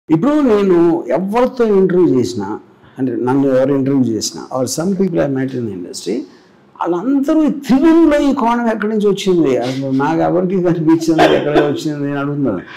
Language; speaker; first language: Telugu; native; Telugu